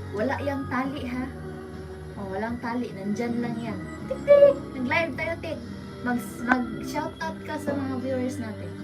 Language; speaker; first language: Filipino; non-native, local second language; Cebuano